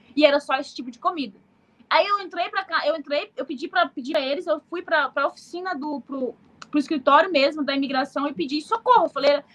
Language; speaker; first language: Portuguese; native; Portuguese